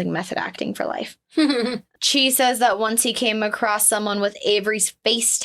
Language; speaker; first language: English; native; English